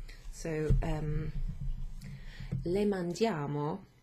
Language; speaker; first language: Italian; non-native, fluent; English